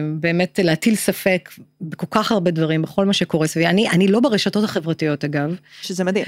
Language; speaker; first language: Hebrew; native; Hebrew